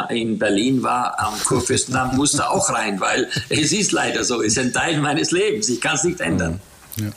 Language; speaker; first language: German; native; German